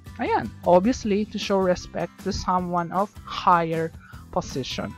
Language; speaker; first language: English; non-native, local second language; Filipino